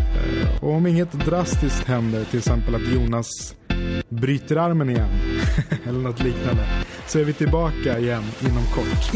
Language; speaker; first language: Swedish; native; Swedish